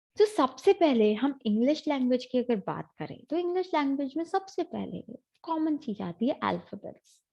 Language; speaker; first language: Hindi; native; Hindi